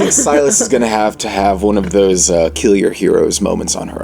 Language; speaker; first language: English; native; English